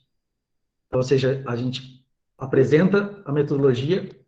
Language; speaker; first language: Portuguese; native; Portuguese